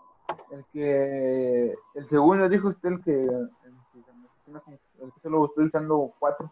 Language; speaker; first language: Spanish; native; Spanish